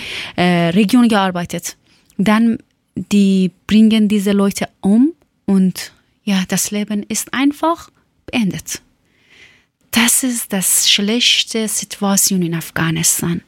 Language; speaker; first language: German; non-native, learner; Persian